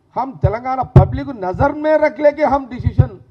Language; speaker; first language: Hindi; non-native, local second language; Telugu